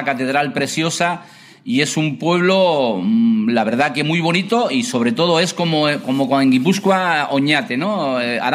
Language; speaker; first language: Spanish; native; Spanish